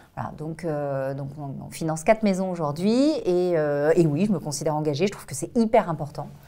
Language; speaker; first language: French; native; French